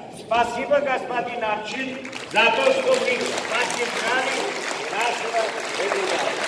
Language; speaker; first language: Russian; non-native, local second language; Armenian